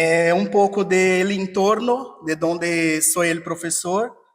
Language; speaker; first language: Spanish; non-native, fluent; Portuguese